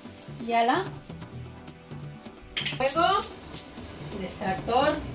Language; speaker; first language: Spanish; native; Spanish